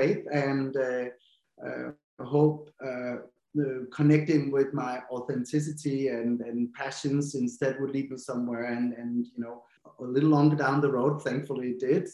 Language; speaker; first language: English; non-native, fluent; Danish